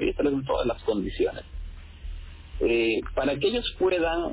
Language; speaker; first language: Spanish; native; Spanish